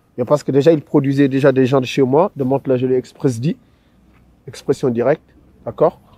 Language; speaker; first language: French; non-native, local second language; Wolof